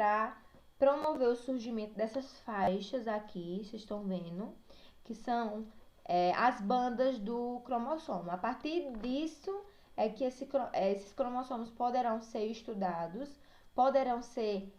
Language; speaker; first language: Portuguese; native; Portuguese